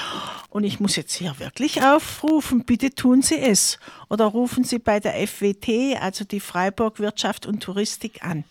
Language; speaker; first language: German; native; German